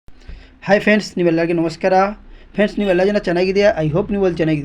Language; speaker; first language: Kannada; non-native, local second language; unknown